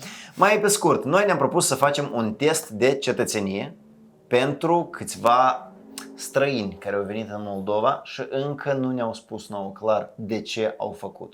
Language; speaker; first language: Romanian; native; Romanian